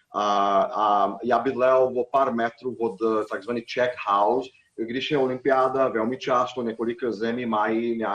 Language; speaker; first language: Czech; non-native, fluent; Portuguese